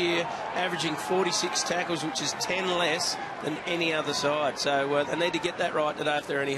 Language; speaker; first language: English; native; English